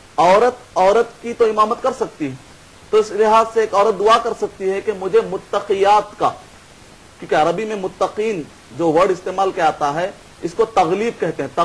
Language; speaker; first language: Urdu; native; Urdu